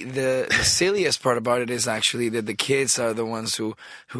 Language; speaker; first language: English; non-native, fluent; Spanish